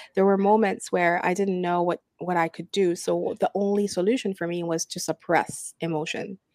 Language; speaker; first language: English; non-native, fluent; Arabic